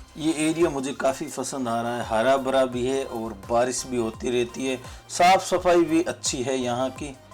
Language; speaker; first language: Hindi; native; Hindi